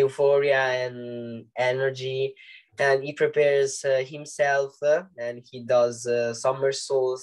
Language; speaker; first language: English; non-native, learner; Italian